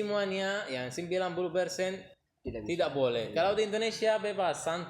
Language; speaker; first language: Indonesian; non-native, learner; Arabic